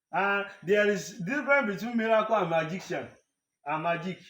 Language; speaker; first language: English; non-native, local second language; Yoruba